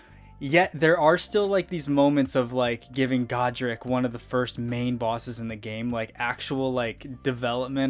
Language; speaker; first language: English; native; English